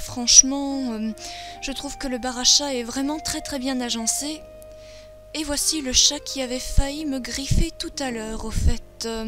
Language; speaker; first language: French; native; French